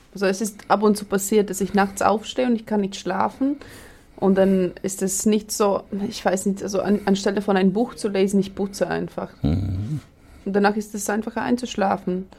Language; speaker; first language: German; non-native, fluent; Latvian